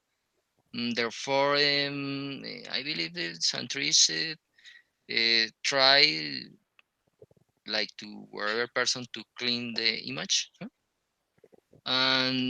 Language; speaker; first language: English; non-native, learner; Spanish